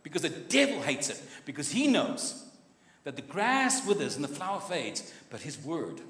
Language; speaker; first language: English; non-native, local second language; Afrikaans